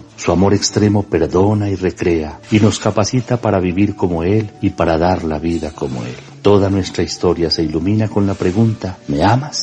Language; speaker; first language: Spanish; native; Spanish